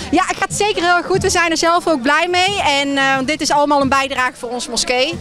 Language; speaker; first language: Dutch; native; Dutch